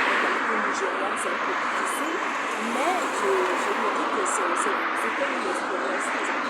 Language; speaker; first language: French; non-native, fluent; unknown